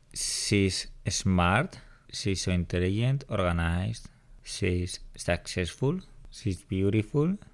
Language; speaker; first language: English; non-native, fluent; Spanish